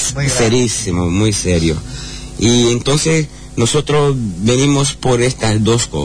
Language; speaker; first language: Spanish; non-native, learner; Portuguese